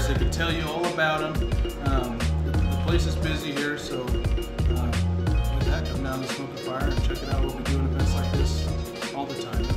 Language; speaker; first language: English; native; English